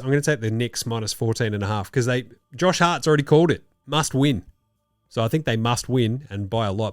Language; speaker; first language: English; native; English